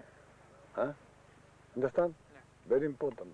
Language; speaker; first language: English; non-native, learner; Japanese